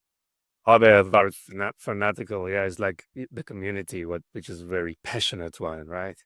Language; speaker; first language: English; non-native, fluent; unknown